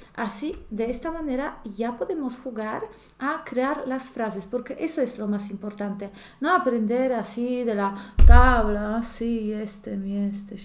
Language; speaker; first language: Spanish; non-native, fluent; Polish